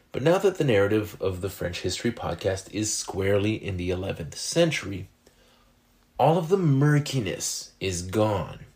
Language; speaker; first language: English; non-native, fluent; French